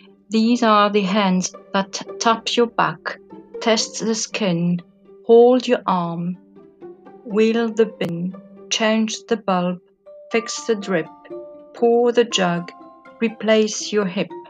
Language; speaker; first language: English; non-native, fluent; French